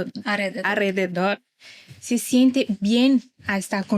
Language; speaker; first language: Spanish; non-native, learner; Portuguese